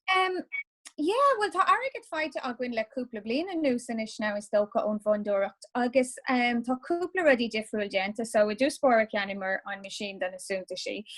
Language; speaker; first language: Irish; non-native, local second language; English